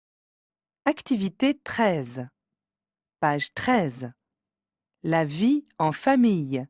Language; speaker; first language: French; native; French